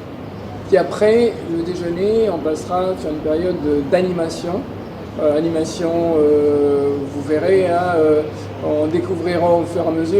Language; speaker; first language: French; native; French